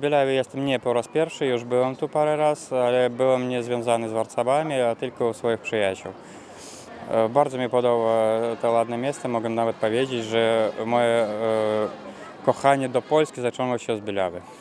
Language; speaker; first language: Polish; non-native, learner; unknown